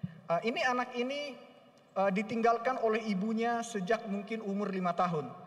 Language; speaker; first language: Indonesian; non-native, local second language; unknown